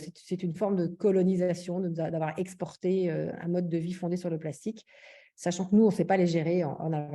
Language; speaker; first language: French; native; French